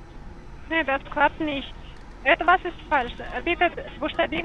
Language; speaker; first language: German; non-native, learner; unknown